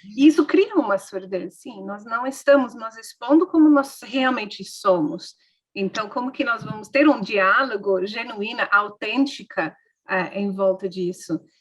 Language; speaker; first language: Portuguese; non-native, fluent; English